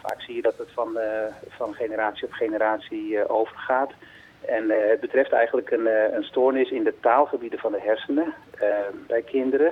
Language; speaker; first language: Dutch; native; Dutch